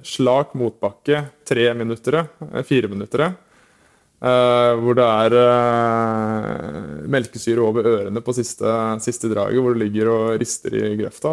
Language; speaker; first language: Norwegian; native; Norwegian